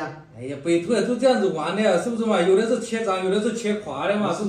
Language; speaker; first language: Chinese; native; Chinese